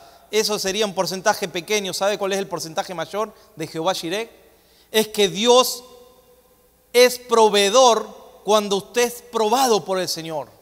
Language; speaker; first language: Spanish; native; Spanish